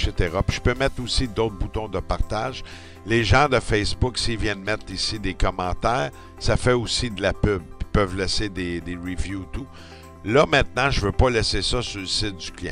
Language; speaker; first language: French; native; French